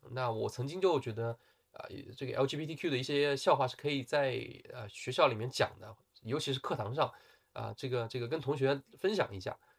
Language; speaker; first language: Chinese; native; Chinese